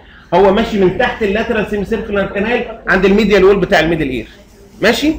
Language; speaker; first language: Arabic; native; Arabic